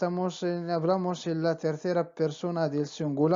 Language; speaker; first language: Spanish; non-native, fluent; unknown